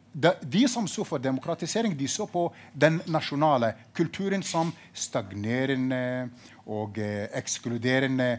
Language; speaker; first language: Norwegian; non-native, fluent; Arabic